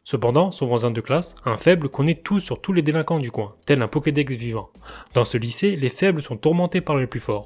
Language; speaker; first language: French; native; French